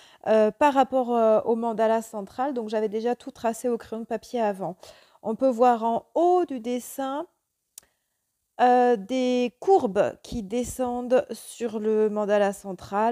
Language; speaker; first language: French; native; French